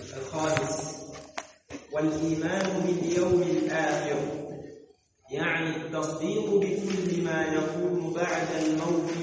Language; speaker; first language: Arabic; non-native, fluent; Swahili